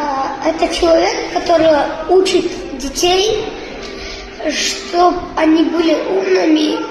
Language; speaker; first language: Russian; non-native, local second language; Kazakh